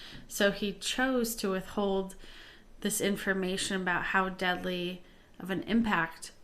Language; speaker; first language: English; native; English